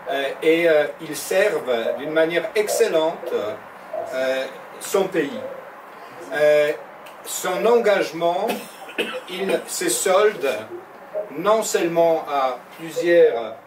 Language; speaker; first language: French; non-native, fluent; Polish